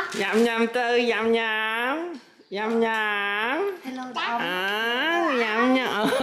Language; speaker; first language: Korean; native; Korean